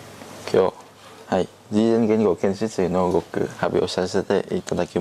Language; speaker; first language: Japanese; non-native, learner; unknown